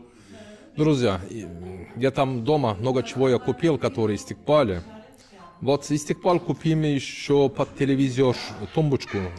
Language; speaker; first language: Russian; non-native, learner; Turkish